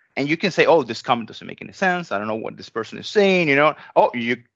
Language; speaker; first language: English; non-native, fluent; Spanish